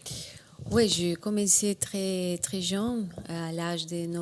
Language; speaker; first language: French; non-native, learner; Spanish